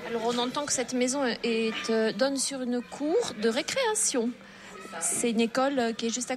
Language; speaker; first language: French; native; French